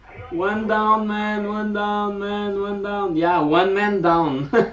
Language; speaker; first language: English; non-native, fluent; Portuguese